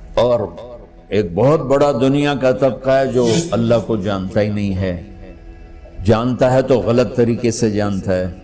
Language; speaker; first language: Urdu; non-native, local second language; Punjabi